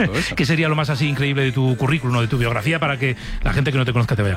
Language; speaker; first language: Spanish; native; Spanish